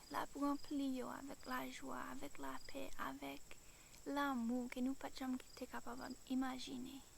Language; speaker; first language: Haitian Creole; non-native, fluent; English